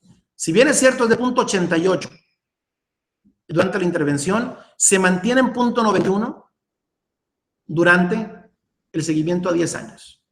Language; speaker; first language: Spanish; native; Spanish